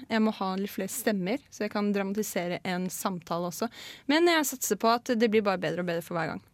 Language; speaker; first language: Norwegian; native; Norwegian